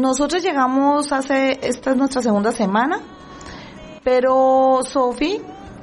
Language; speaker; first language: Spanish; native; Spanish